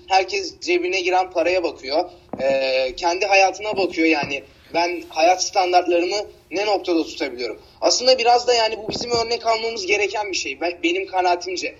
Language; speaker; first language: Turkish; native; Turkish